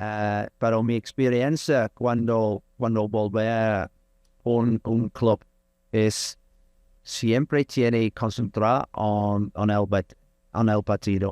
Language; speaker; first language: Spanish; non-native, learner; English